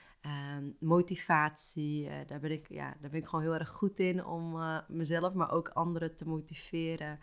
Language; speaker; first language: Dutch; native; Dutch